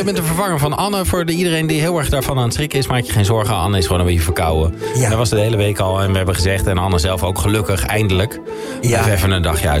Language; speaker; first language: Dutch; native; Dutch